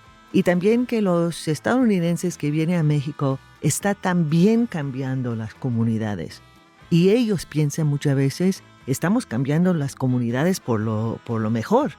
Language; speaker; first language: Spanish; non-native, fluent; English